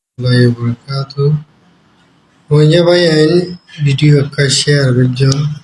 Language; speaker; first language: Burmese; non-native, local second language; Rohingya